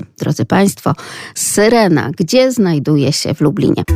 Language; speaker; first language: Polish; native; Polish